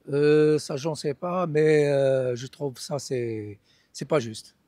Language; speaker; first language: French; non-native, local second language; Arabic